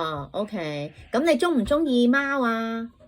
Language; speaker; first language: Cantonese; native; Cantonese